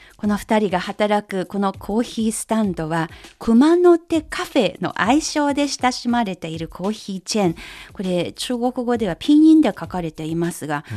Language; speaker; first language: Japanese; non-native, fluent; Chinese